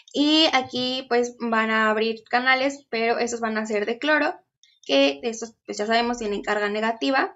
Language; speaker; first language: Spanish; native; Spanish